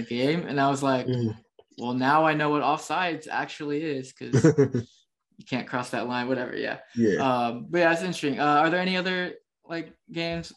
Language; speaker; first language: English; native; English